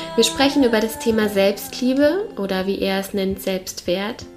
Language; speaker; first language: German; native; German